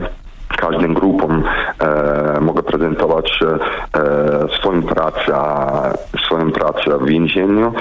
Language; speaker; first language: Polish; non-native, learner; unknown